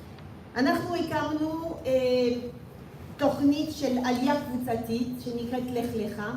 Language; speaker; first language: Hebrew; non-native, fluent; French